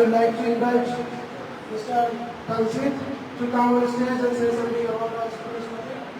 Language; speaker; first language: English; non-native, learner; Bangla